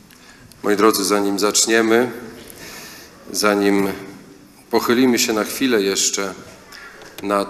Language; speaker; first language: Polish; native; Polish